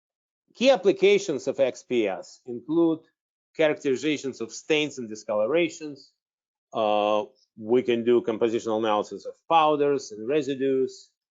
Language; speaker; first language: English; non-native, fluent; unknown